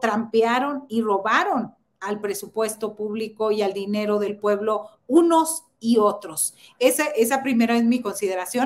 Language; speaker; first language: Spanish; native; Spanish